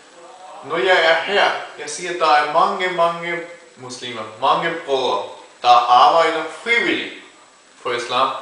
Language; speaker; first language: Danish; early bilingual, other home language; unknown